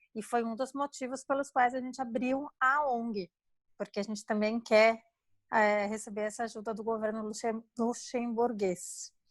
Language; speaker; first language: Portuguese; native; Portuguese